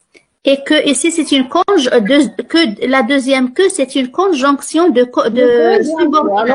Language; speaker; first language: French; non-native, local second language; Arabic